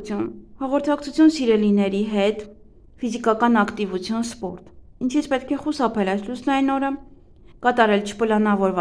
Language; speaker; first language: Armenian; native; Armenian